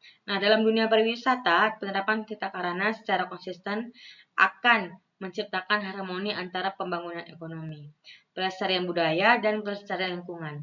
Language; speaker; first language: Indonesian; non-native, local second language; Balinese